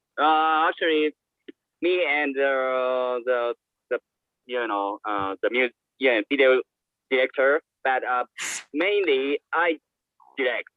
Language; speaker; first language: English; non-native, learner; Japanese